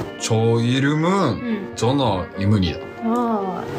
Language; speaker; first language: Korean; non-native, learner; Japanese